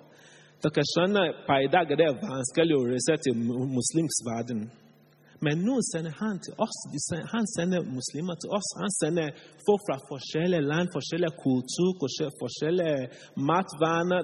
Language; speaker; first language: Norwegian; non-native, fluent; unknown